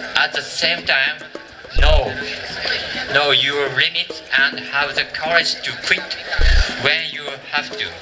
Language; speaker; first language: English; non-native, fluent; Japanese